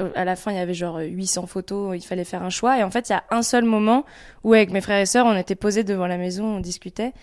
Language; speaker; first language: French; native; French